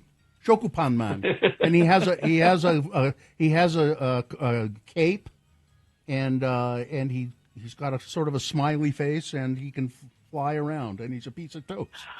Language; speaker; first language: English; native; English